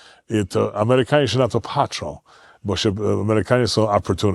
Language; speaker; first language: Polish; early bilingual, heritage; Polish